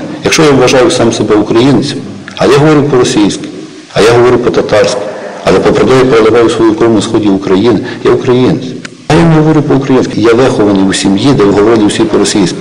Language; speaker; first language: Ukrainian; native; Ukrainian